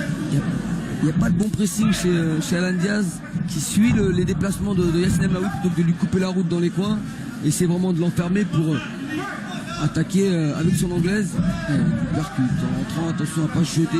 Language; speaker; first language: French; native; French